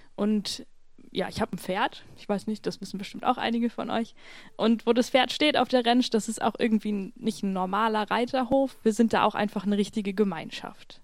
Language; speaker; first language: German; native; German